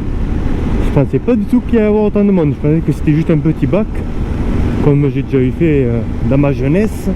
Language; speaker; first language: French; native; French